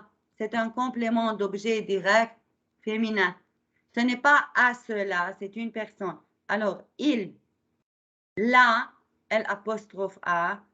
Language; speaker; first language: French; non-native, fluent; Arabic